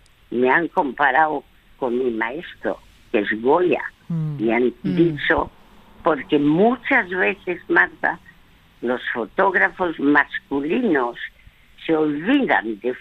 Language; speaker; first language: Spanish; non-native, fluent; French